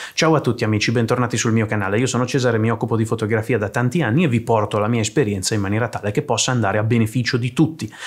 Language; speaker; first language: Italian; native; Italian